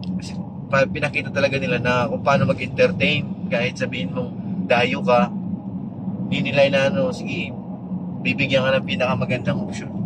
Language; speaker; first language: Filipino; non-native, local second language; Waray